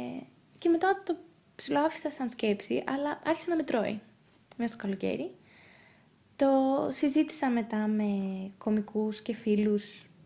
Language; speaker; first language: Greek; early bilingual, heritage; Greek